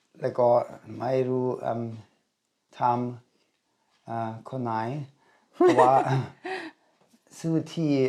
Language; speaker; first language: Thai; non-native, learner; German